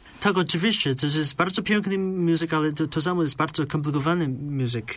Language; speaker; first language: Polish; non-native, learner; Chinese